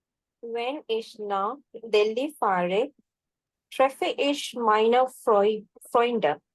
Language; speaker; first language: German; non-native, learner; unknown